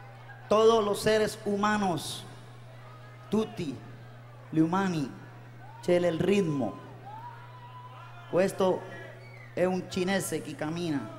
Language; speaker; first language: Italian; non-native, learner; Spanish